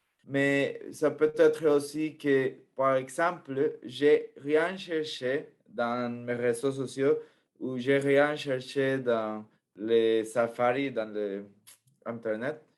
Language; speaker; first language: French; non-native, fluent; Spanish